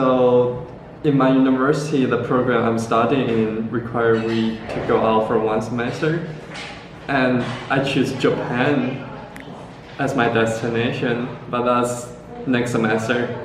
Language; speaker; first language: English; non-native, fluent; Chinese